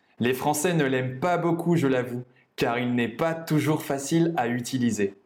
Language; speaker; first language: French; native; French